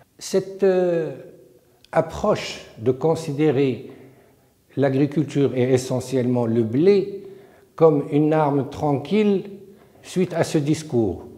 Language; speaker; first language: French; non-native, local second language; Arabic